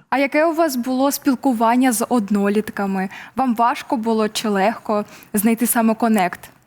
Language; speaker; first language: Ukrainian; native; Ukrainian